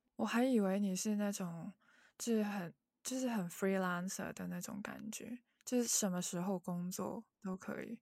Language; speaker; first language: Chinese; non-native, local second language; Cantonese